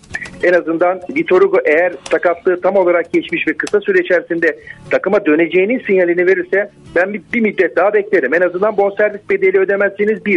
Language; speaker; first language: Turkish; native; Turkish